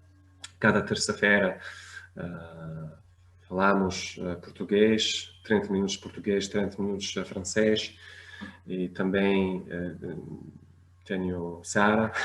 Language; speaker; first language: Portuguese; non-native, fluent; French